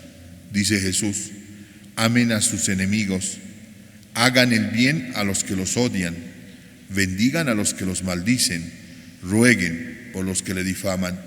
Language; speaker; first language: Spanish; native; Spanish